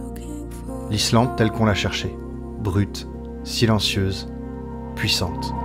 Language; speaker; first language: French; native; French